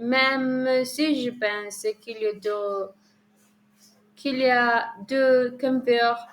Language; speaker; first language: French; non-native, learner; Spanish